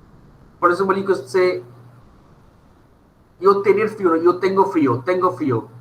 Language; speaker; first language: Spanish; non-native, fluent; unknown